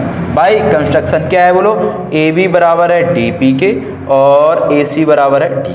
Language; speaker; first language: Hindi; native; Hindi